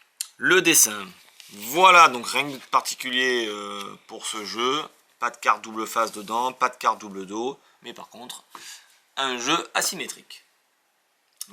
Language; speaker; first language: French; native; French